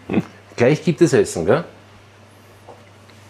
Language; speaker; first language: German; native; German